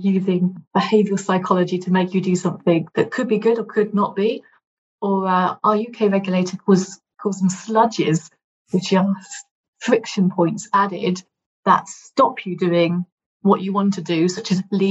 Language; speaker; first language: English; native; English